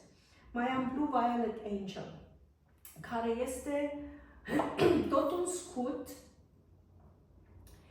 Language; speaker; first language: Romanian; non-native, fluent; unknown